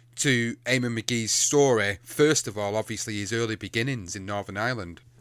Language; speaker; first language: English; native; English